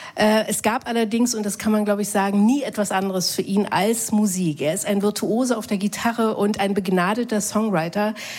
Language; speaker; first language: German; native; German